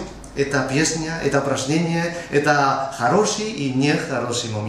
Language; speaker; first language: Russian; non-native, learner; Spanish